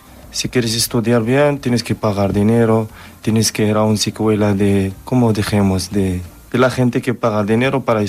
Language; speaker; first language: Spanish; non-native, learner; Arabic